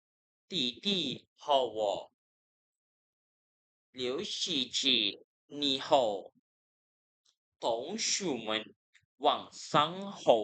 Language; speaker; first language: Chinese; non-native, learner; Malay